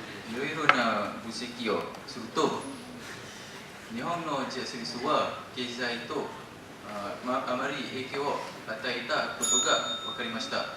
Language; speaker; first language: Japanese; non-native, learner; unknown